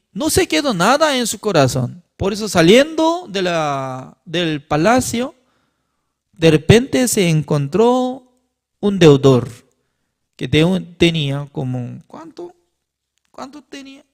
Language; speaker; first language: Spanish; non-native, learner; Korean